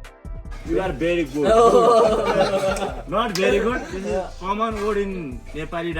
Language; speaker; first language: English; non-native, learner; Nepali